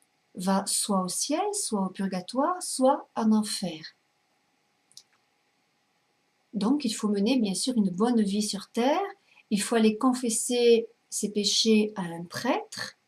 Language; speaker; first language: French; native; French